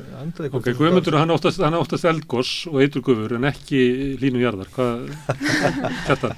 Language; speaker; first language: Icelandic; native; Icelandic